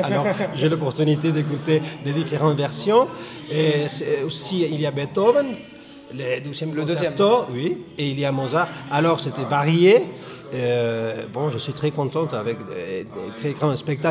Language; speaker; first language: French; non-native, fluent; Spanish